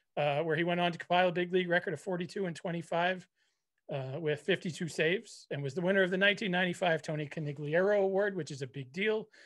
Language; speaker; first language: English; native; English